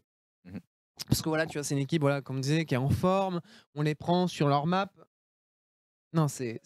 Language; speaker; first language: French; native; French